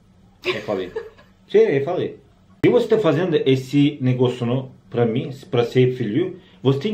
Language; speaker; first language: Portuguese; non-native, learner; Turkish